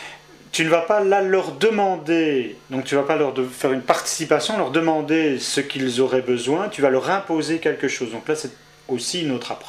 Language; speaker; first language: French; native; French